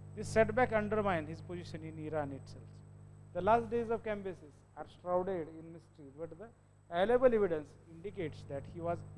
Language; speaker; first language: English; non-native, local second language; Marathi